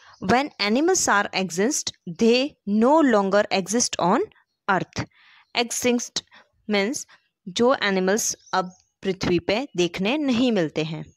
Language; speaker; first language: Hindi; non-native, local second language; Gujarati